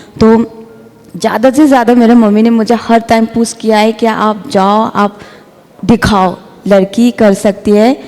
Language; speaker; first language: Hindi; non-native, local second language; Manipuri